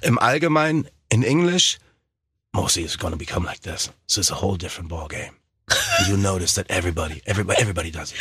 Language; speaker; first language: English; non-native, fluent; German